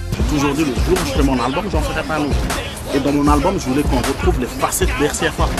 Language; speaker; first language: French; early bilingual, other home language; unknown